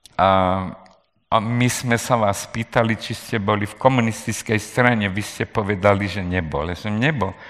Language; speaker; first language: Slovak; non-native, local second language; Hungarian